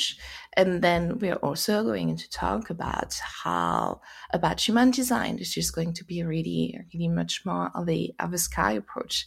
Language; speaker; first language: English; non-native, fluent; French